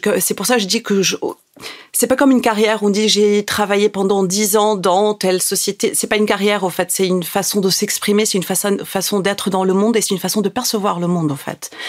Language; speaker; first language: French; non-native, local second language; Arabic